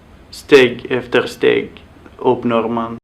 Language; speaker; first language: Swedish; non-native, fluent; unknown